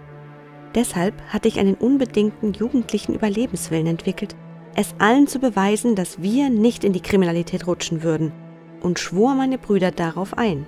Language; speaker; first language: German; early bilingual, other home language; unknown